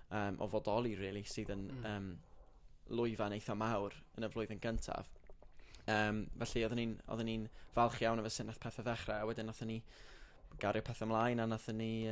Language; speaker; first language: Welsh; native; Welsh